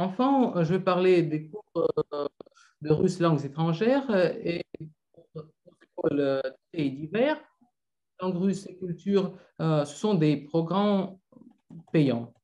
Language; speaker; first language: French; non-native, fluent; Russian